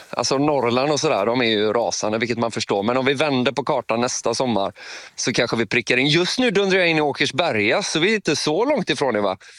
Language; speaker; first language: Swedish; native; Swedish